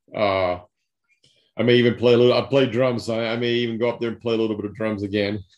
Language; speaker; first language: English; early bilingual, other home language; Spanish